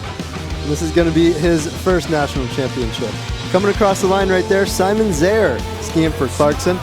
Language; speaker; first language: English; native; English